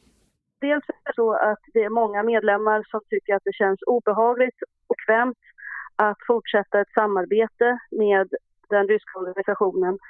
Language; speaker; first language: Swedish; native; Swedish